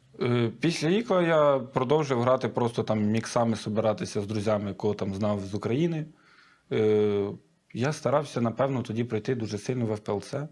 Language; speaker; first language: Ukrainian; native; Ukrainian